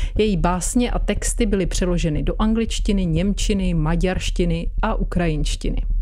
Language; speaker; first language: Czech; native; Czech